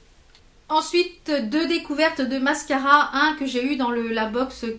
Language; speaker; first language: French; native; French